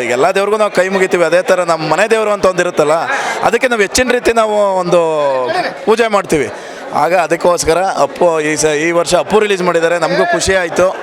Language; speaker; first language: Kannada; native; Kannada